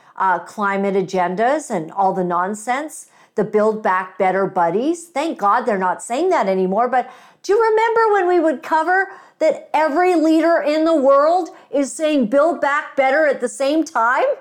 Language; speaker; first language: English; native; English